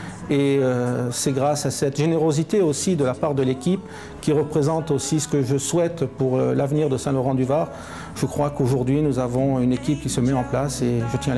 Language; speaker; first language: French; native; French